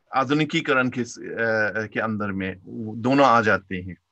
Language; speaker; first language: Hindi; non-native, fluent; German